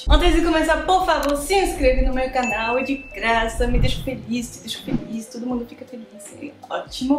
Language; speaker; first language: Portuguese; non-native, fluent; French